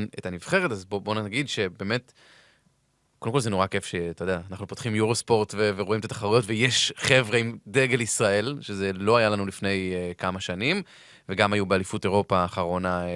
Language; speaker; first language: Hebrew; native; Hebrew